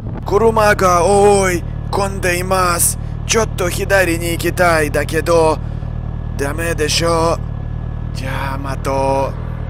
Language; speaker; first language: Japanese; non-native, learner; Russian